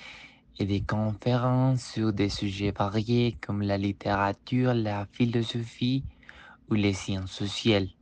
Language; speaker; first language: French; non-native, fluent; Spanish